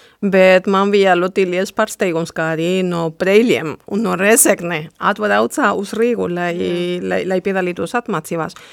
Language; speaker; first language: Latvian; non-native, fluent; Spanish